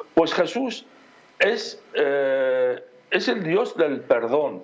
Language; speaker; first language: Spanish; non-native, fluent; Aramaic